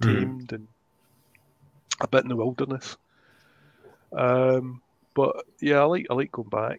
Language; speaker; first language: English; native; English